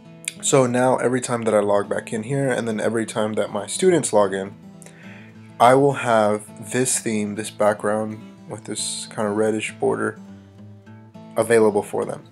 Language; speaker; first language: English; native; English